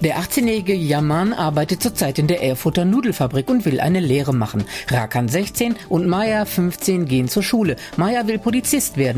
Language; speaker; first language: German; native; German